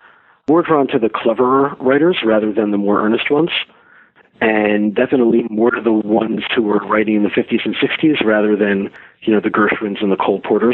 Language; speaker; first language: English; native; English